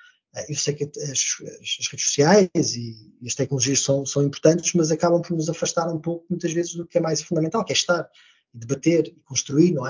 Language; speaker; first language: Portuguese; native; Portuguese